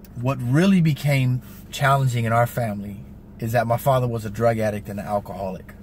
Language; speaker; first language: English; native; English